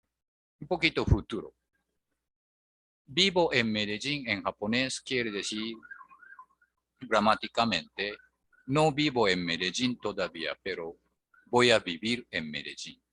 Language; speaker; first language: Spanish; non-native, fluent; Japanese